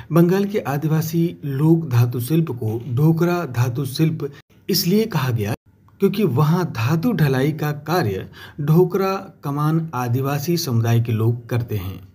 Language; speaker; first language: Hindi; native; Hindi